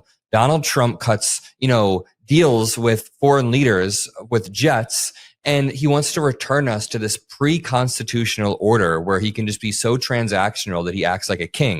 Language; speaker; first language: English; native; English